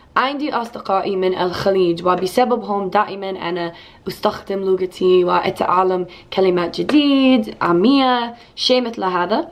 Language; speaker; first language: Arabic; non-native, learner; English